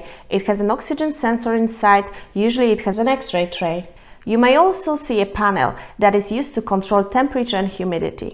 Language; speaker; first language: English; non-native, fluent; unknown